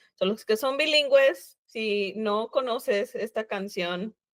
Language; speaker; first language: Spanish; native; Spanish